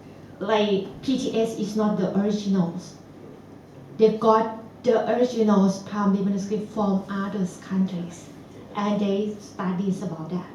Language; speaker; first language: English; non-native, fluent; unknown